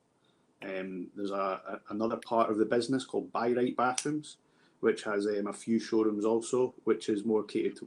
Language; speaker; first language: English; native; English